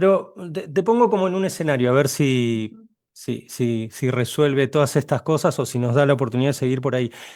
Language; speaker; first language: Spanish; native; Spanish